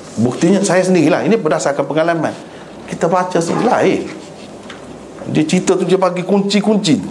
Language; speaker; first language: Malay; native; Malay